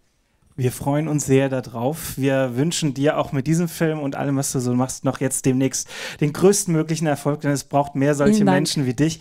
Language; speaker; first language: German; native; German